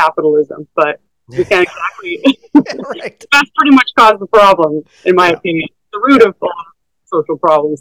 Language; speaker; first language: English; native; English